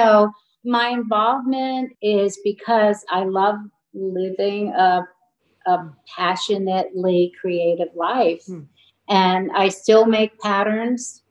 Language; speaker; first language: English; native; English